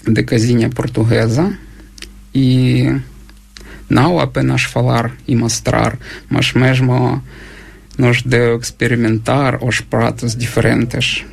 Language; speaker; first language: Portuguese; non-native, learner; Ukrainian